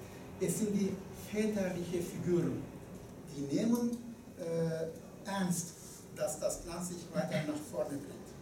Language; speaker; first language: German; non-native, fluent; Turkish